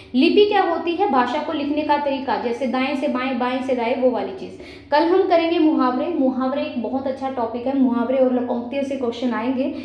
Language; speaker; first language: Hindi; native; Hindi